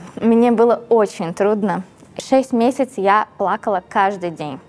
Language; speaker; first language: Russian; non-native, fluent; Portuguese